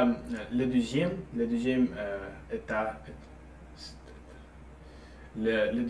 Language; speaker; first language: French; non-native, learner; Russian